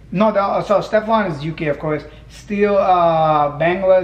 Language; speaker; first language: English; native; English